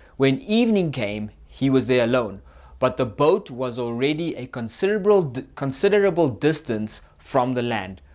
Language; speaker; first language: English; native; English